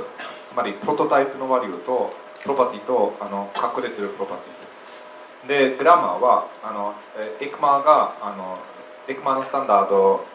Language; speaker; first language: Japanese; non-native, fluent; English